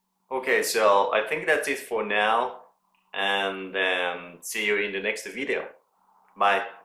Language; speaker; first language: English; non-native, fluent; Japanese